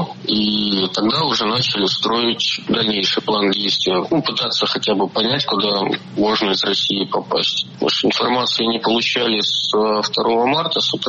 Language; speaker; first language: Russian; native; Russian